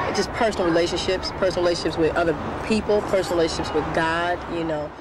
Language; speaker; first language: English; native; English